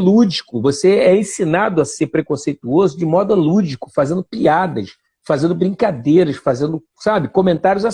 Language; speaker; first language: Portuguese; native; Portuguese